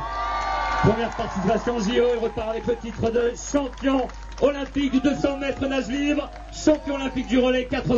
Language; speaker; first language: French; native; French